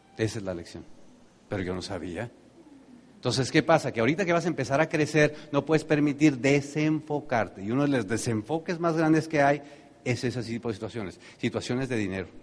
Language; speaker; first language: Spanish; native; Spanish